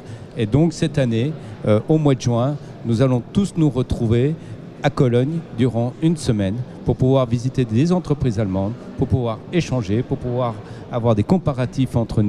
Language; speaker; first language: French; native; French